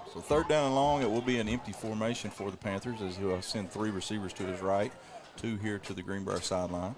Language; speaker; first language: English; native; English